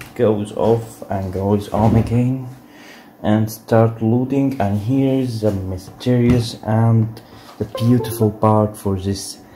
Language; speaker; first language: English; non-native, learner; Arabic